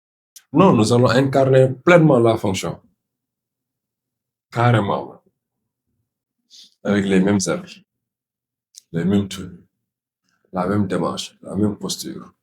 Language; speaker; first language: French; non-native, local second language; Wolof